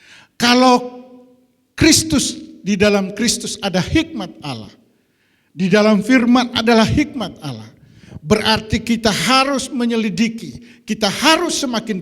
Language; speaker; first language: Indonesian; native; Indonesian